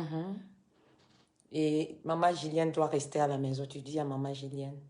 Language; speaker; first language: French; non-native, fluent; Lingala